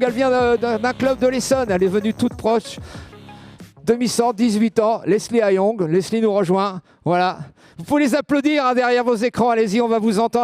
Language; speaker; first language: French; native; French